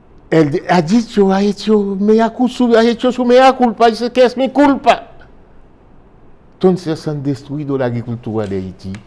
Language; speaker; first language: Spanish; non-native, fluent; French